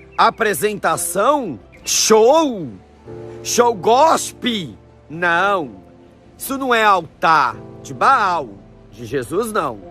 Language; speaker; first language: Portuguese; native; Portuguese